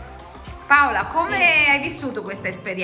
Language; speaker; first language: Italian; native; Italian